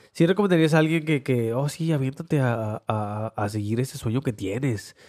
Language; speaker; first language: Spanish; early bilingual, heritage; Spanish